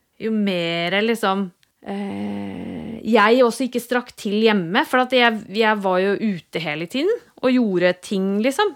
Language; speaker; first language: Norwegian; native; Norwegian